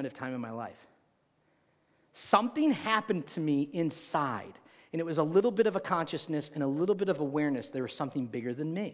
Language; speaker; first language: English; native; English